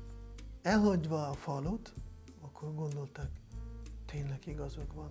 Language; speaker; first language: Hungarian; non-native, fluent; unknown